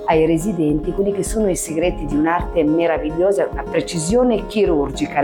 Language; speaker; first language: Italian; native; Italian